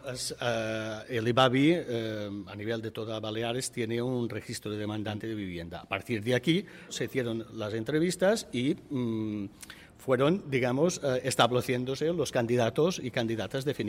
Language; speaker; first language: Spanish; native; Spanish